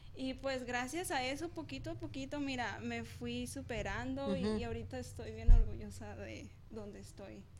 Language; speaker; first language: Spanish; native; Spanish